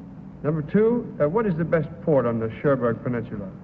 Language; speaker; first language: English; native; English